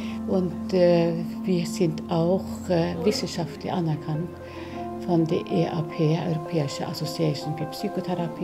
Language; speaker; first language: German; non-native, fluent; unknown